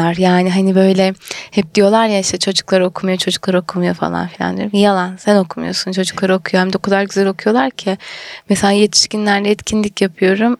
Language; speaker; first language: Turkish; native; Turkish